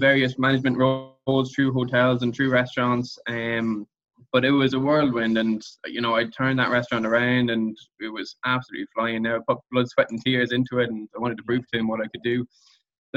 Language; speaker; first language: English; native; English